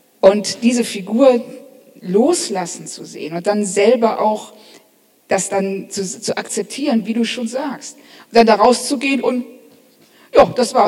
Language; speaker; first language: German; native; German